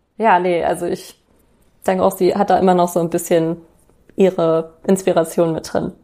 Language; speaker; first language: German; native; German